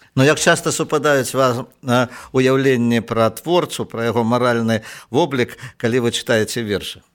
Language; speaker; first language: Belarusian; native; Belarusian